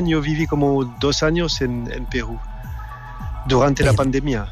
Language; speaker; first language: Spanish; non-native, fluent; French